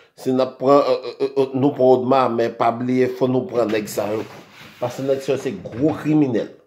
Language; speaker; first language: Haitian Creole; native; Haitian Creole